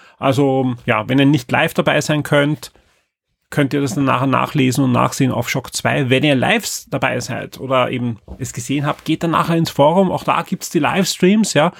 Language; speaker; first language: German; native; German